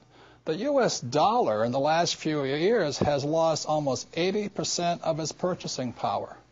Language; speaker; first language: English; native; English